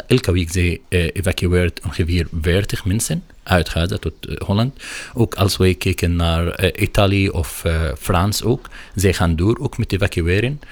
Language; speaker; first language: Dutch; non-native, learner; Arabic